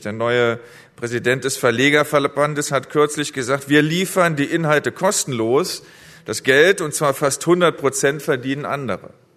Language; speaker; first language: German; native; German